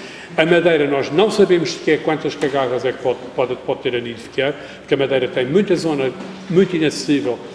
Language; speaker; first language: Portuguese; native; Portuguese